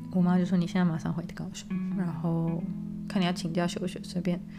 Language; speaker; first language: Chinese; early bilingual, other home language; English